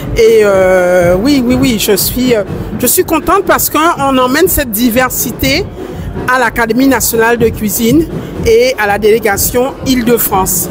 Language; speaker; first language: French; native; French